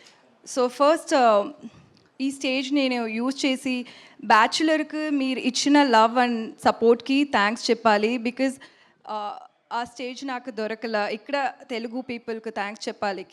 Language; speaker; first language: Telugu; non-native, learner; Tamil